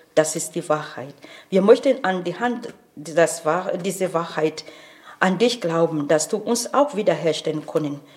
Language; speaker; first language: German; non-native, fluent; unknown